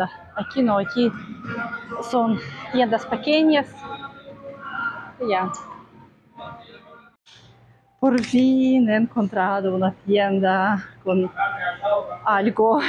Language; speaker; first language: Spanish; non-native, fluent; Russian